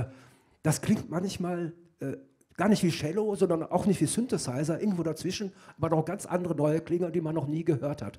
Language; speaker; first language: German; native; German